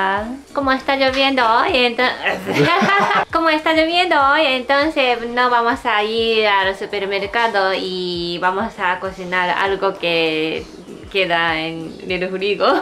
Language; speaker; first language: Spanish; non-native, fluent; Japanese